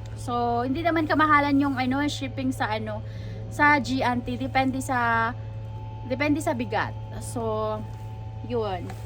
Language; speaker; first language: Filipino; non-native, local second language; Cebuano